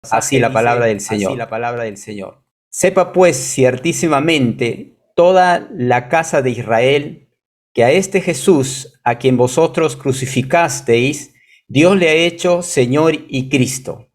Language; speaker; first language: Spanish; native; Spanish